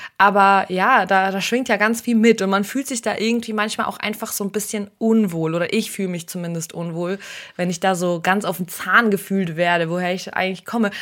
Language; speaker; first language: German; early bilingual, other home language; Russian